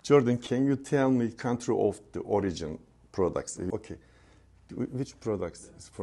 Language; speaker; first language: English; non-native, learner; Turkish